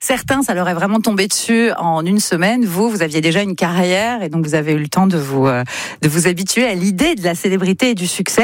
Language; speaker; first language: French; native; French